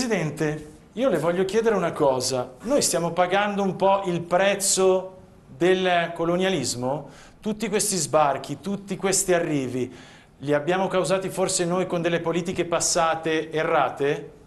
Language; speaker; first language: Italian; native; Italian